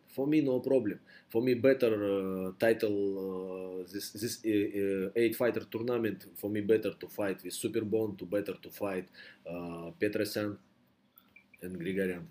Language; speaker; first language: English; non-native, learner; Russian